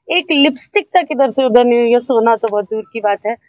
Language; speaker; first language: Hindi; native; Hindi